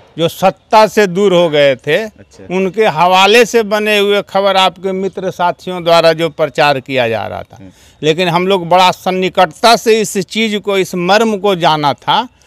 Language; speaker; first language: Hindi; native; Hindi